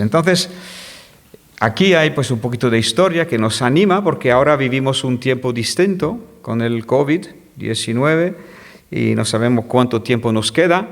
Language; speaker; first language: Spanish; non-native, fluent; French